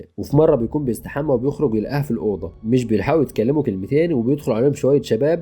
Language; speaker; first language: Arabic; native; Arabic